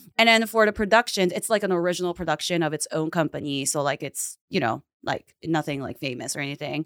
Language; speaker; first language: English; early bilingual, other home language; Japanese